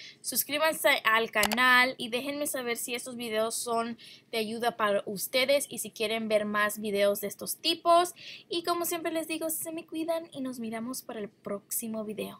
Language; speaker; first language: Spanish; early bilingual, heritage; Spanish